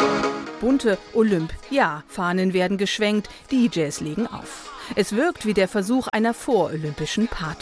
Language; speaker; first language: German; native; German